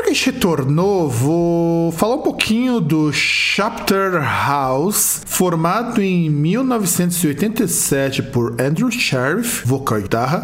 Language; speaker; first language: Portuguese; native; Portuguese